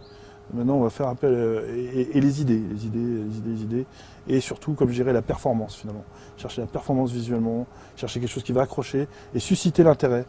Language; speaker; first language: French; native; French